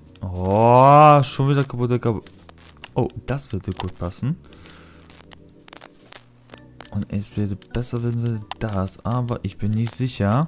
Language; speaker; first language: German; non-native, fluent; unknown